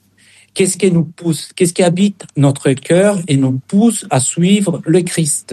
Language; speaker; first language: French; non-native, fluent; Spanish